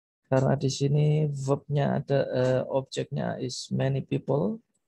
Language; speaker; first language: English; non-native, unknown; Indonesian